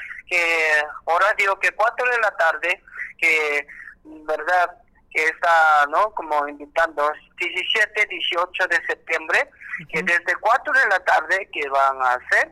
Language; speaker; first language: Spanish; non-native, learner; Korean